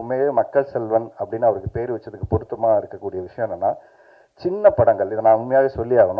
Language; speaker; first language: Tamil; native; Tamil